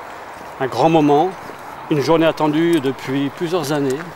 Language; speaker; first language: French; native; French